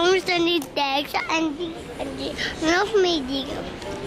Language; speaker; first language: Dutch; early bilingual, other home language; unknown